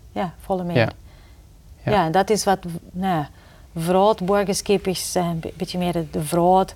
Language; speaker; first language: Dutch; non-native, fluent; Portuguese